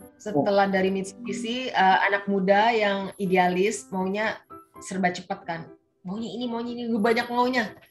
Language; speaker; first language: Indonesian; early bilingual, heritage; Indonesian